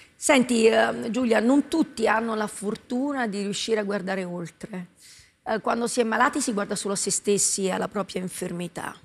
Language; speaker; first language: Italian; native; Italian